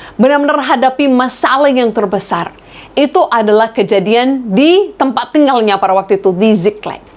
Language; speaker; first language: Indonesian; non-native, fluent; English